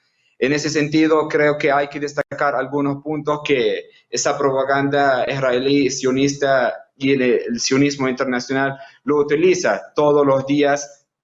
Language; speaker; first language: Spanish; non-native, fluent; Arabic